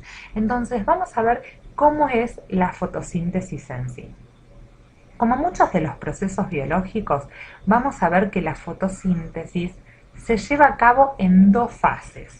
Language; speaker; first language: Spanish; native; Spanish